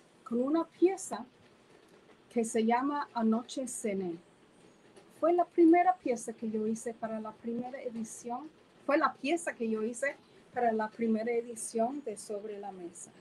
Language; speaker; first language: Spanish; non-native, fluent; English